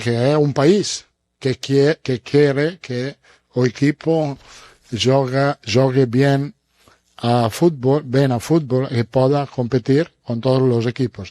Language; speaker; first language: Spanish; non-native, fluent; Italian